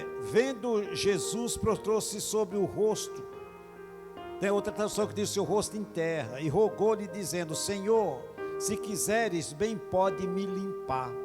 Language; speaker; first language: Portuguese; native; Portuguese